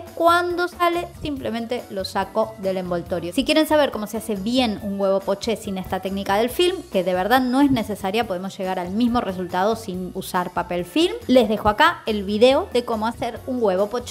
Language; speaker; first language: Spanish; native; Spanish